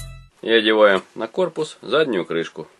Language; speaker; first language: Russian; native; Russian